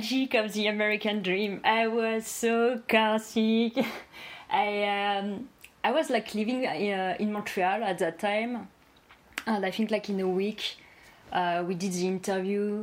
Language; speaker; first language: English; non-native, fluent; French